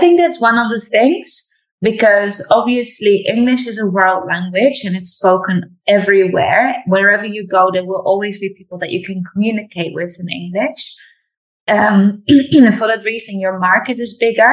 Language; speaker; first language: English; non-native, fluent; Dutch